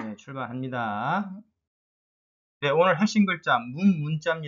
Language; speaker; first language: Korean; native; Korean